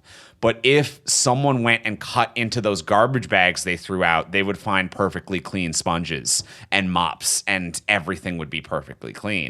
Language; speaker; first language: English; native; English